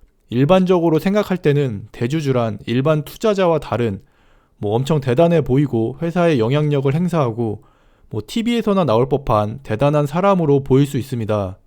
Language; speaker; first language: Korean; native; Korean